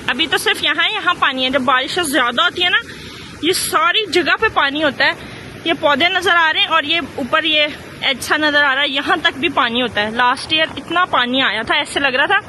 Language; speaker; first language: Hindi; early bilingual, other home language; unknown